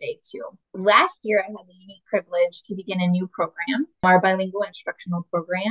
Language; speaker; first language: English; native; English